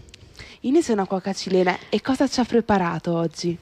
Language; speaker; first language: Italian; native; Italian